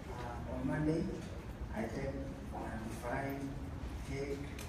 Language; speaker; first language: English; non-native, learner; Kalenjin